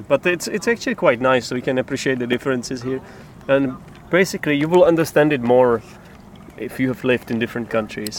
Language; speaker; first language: English; non-native, fluent; Czech